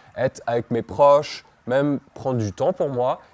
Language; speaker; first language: French; native; French